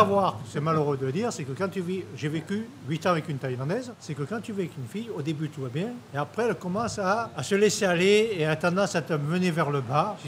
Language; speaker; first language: French; native; French